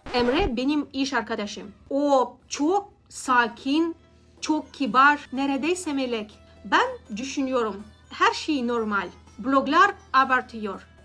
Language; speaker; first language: Turkish; non-native, learner; Russian